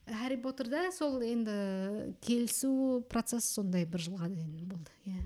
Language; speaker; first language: Kazakh; early bilingual, heritage; Kazakh